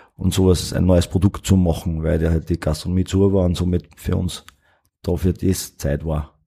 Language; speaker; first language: German; native; German